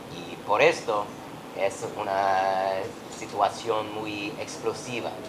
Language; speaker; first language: Spanish; non-native, learner; English